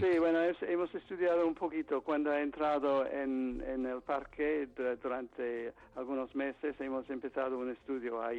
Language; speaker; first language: Spanish; non-native, fluent; English